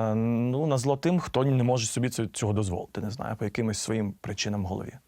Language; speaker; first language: Ukrainian; native; Ukrainian